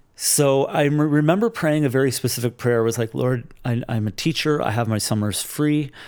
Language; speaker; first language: English; native; English